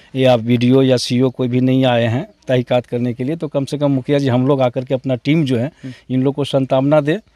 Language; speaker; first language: Hindi; native; Hindi